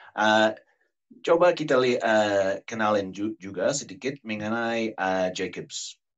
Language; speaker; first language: Indonesian; non-native, fluent; English